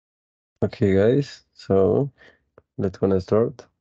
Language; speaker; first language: English; non-native, fluent; Spanish